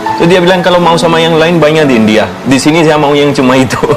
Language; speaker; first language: Indonesian; non-native, fluent; Hindi